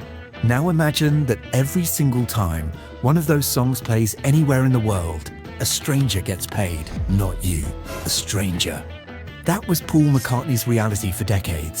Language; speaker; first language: English; native; English